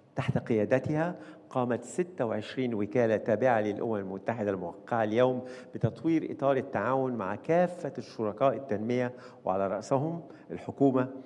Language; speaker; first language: Arabic; native; Arabic